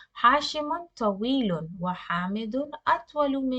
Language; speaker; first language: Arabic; non-native, fluent; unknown